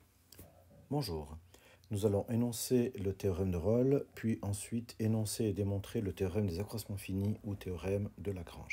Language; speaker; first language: French; native; French